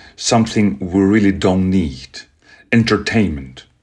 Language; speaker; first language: English; non-native, fluent; Spanish